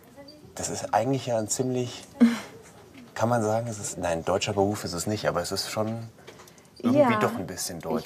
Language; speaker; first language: German; native; German